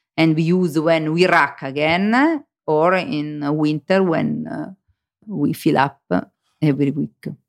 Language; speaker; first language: English; non-native, learner; Italian